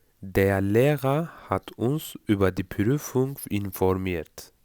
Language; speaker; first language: German; non-native, fluent; Turkish